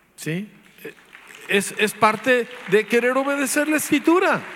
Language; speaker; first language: Spanish; native; Spanish